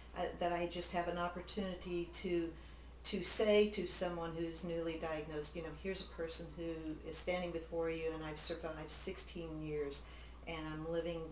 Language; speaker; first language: English; native; English